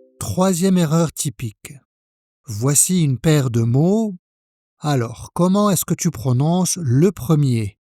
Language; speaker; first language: French; native; French